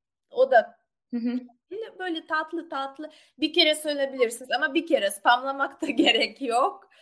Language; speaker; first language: Turkish; non-native, learner; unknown